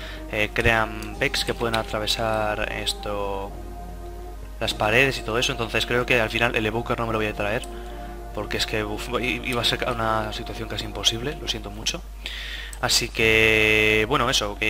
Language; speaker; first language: Spanish; native; Spanish